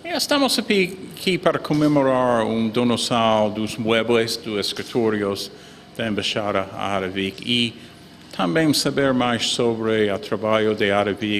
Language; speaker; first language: Portuguese; non-native, learner; English